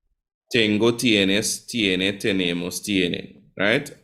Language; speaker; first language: Spanish; non-native, fluent; English